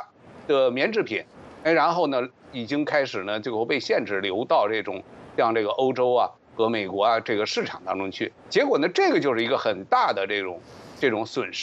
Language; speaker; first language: Chinese; native; Chinese